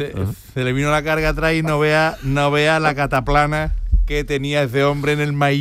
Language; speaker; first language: Spanish; native; Spanish